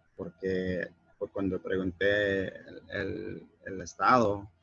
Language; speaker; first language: Spanish; non-native, learner; English